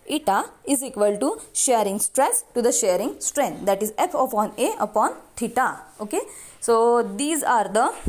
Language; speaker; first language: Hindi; non-native, local second language; Marathi